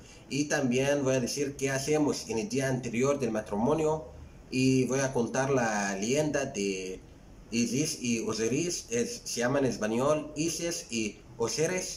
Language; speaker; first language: Spanish; non-native, fluent; Arabic